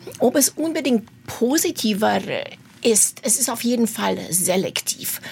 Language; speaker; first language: German; non-native, fluent; Romanian